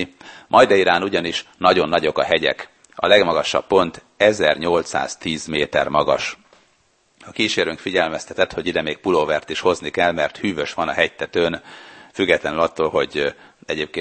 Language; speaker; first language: Hungarian; native; Hungarian